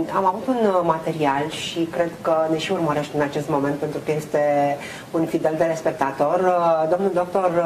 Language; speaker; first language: Romanian; native; Romanian